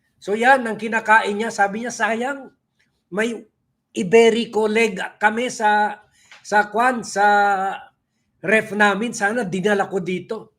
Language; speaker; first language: Filipino; non-native, local second language; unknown